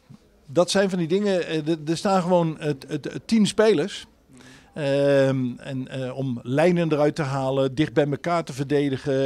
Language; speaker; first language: Dutch; native; Dutch